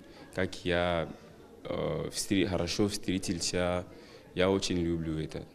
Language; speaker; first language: Russian; non-native, learner; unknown